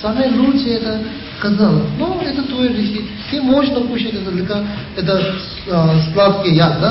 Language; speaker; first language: Russian; non-native, learner; Tibetan